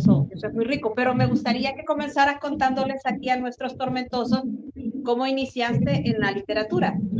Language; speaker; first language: Spanish; native; Spanish